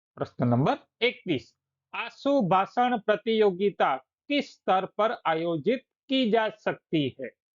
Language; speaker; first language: Hindi; non-native, local second language; Gujarati